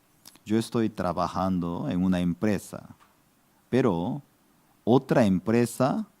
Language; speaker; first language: Spanish; non-native, fluent; Korean